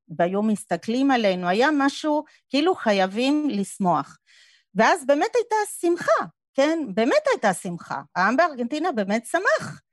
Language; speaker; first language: Hebrew; non-native, fluent; Spanish